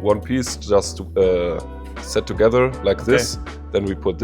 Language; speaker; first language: English; non-native, fluent; German